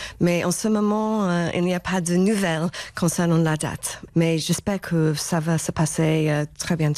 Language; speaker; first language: French; non-native, fluent; English